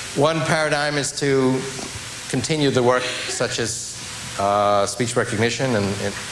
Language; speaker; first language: English; native; English